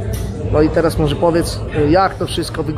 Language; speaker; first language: Polish; native; Polish